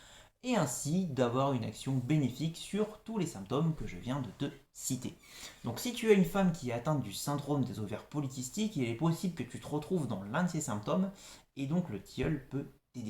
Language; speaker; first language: French; native; French